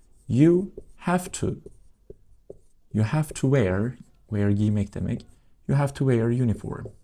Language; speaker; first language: English; non-native, fluent; Turkish